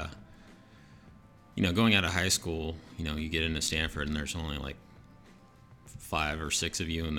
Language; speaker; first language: English; native; English